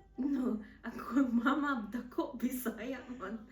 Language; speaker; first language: Cebuano; non-native, learner; German